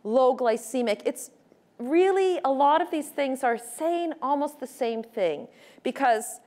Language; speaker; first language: English; native; English